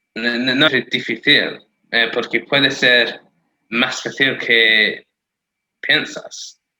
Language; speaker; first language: Spanish; non-native, fluent; English